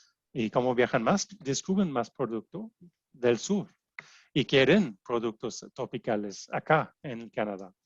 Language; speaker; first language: Spanish; non-native, fluent; French